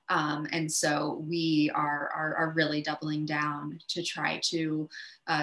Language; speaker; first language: English; native; English